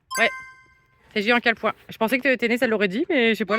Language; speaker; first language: French; native; French